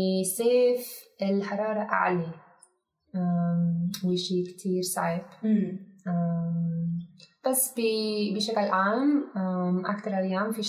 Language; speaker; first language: Arabic; non-native, learner; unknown